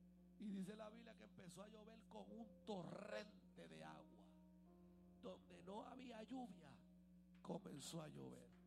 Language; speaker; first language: Spanish; native; Spanish